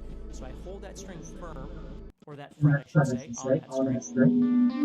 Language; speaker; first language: English; native; English